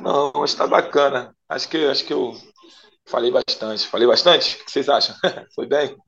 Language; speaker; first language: Portuguese; native; Portuguese